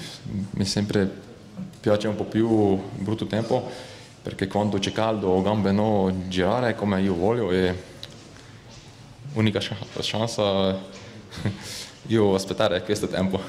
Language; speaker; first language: Italian; non-native, learner; Slovenian